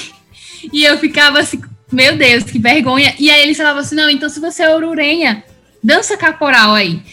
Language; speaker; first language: Portuguese; early bilingual, heritage; Spanish